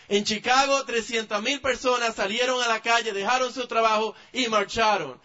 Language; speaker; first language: Spanish; native; Spanish